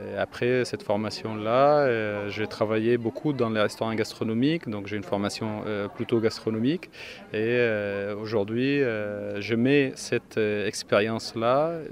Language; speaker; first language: French; non-native, fluent; Arabic